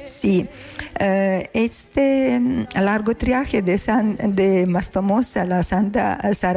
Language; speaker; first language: Spanish; non-native, learner; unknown